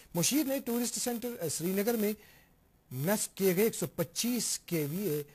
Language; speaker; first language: Urdu; non-native, local second language; Kashmiri